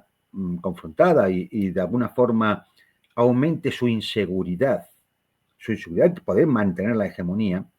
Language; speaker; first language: Spanish; native; Spanish